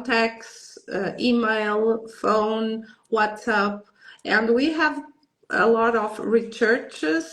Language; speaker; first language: English; non-native, learner; Portuguese